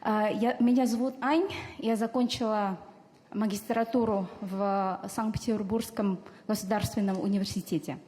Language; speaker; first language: Russian; non-native, fluent; Vietnamese